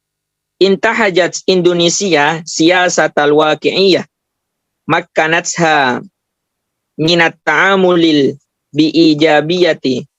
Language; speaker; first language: Arabic; non-native, learner; Indonesian